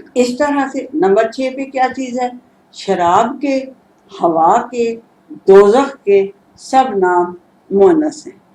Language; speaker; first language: Urdu; native; Urdu